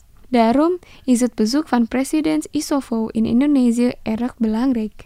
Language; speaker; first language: Dutch; non-native, fluent; Indonesian